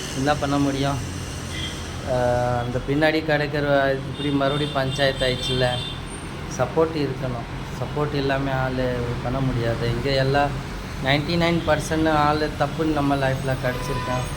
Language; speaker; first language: Tamil; non-native, local second language; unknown